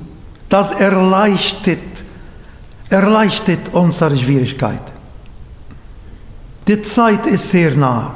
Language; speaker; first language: German; non-native, fluent; Arabic